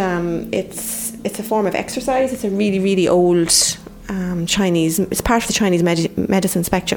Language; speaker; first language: English; native; English